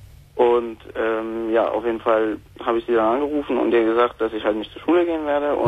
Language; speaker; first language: German; native; German